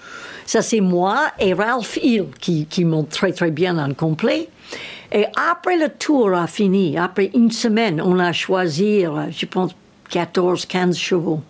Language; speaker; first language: French; non-native, learner; English